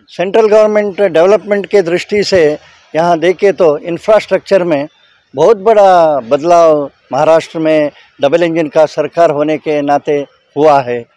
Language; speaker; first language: Hindi; non-native, local second language; Kannada